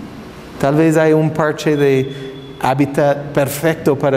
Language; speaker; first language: Spanish; non-native, fluent; English